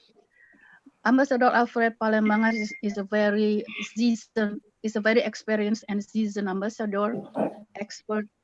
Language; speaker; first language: English; non-native, fluent; Indonesian